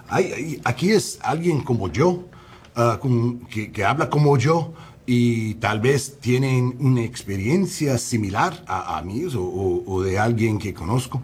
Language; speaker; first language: Spanish; early bilingual, heritage; English